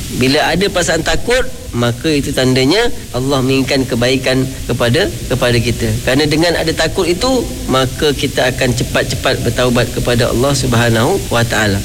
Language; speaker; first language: Malay; native; Malay